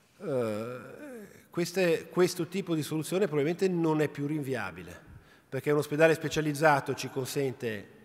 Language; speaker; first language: Italian; native; Italian